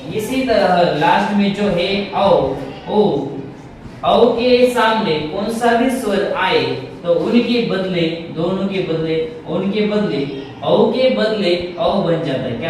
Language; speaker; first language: Hindi; non-native, local second language; Marathi